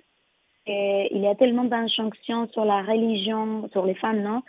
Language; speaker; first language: French; non-native, fluent; Spanish